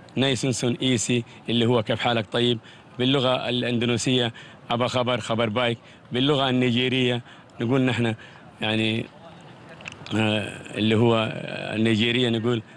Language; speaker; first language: Arabic; native; Arabic